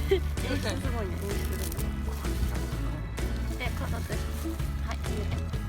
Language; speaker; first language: Japanese; native; Japanese